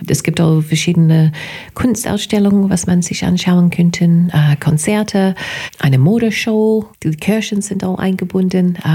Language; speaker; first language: German; non-native, fluent; English